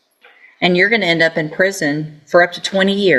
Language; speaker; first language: English; native; English